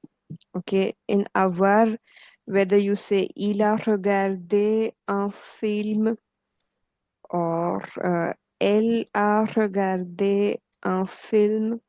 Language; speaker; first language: French; non-native, fluent; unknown